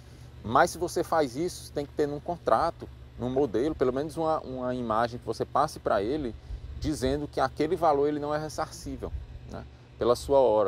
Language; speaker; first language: Portuguese; native; Portuguese